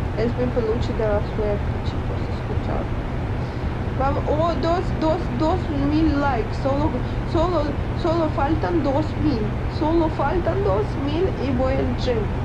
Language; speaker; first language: Spanish; non-native, fluent; Ukrainian